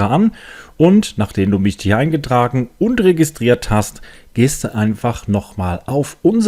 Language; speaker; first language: German; native; German